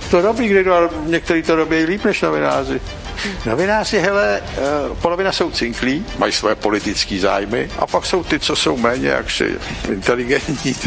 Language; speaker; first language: Czech; native; Czech